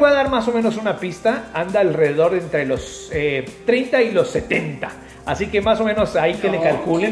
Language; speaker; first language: Spanish; native; Spanish